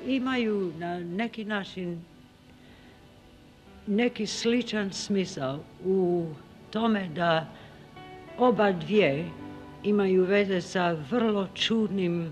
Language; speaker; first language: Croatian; non-native, fluent; English